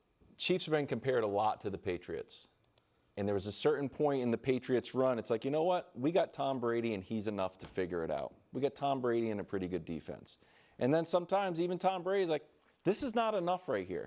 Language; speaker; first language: English; native; English